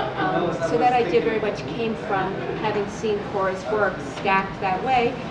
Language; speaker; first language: English; native; English